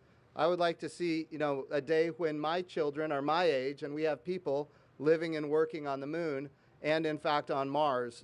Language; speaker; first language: English; native; English